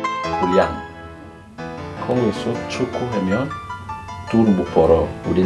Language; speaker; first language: Korean; non-native, learner; French